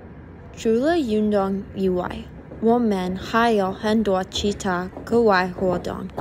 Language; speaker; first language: Chinese; non-native, learner; English